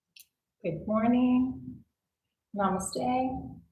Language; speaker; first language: English; native; English